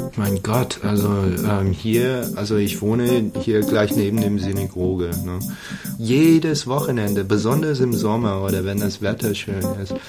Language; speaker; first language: German; non-native, fluent; English